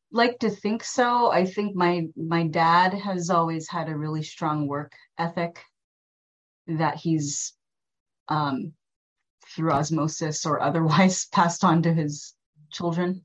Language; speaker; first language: English; early bilingual, other home language; Filipino